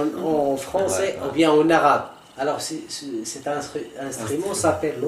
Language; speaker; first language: French; non-native, local second language; Arabic